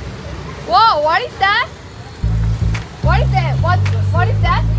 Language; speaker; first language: English; non-native, learner; Korean